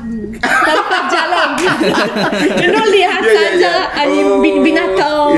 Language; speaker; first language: Indonesian; non-native, learner; French